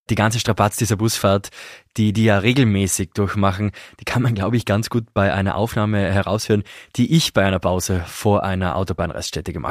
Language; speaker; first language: German; native; German